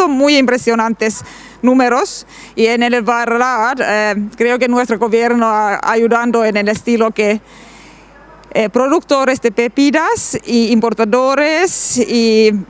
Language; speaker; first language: Spanish; non-native, learner; Finnish